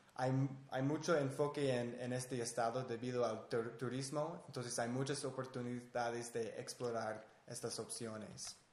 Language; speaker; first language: Spanish; non-native, fluent; English